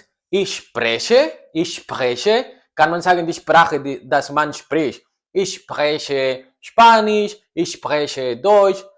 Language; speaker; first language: German; non-native, learner; Spanish